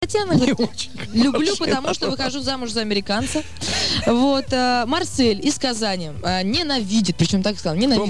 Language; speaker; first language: Russian; native; Russian